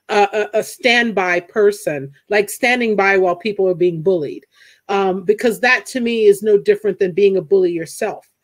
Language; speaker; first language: English; native; English